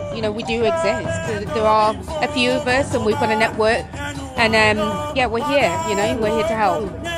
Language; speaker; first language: English; native; English